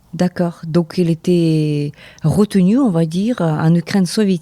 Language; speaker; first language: French; non-native, fluent; Ukrainian